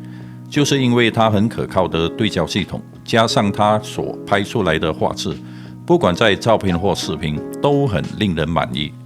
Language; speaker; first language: Chinese; native; Chinese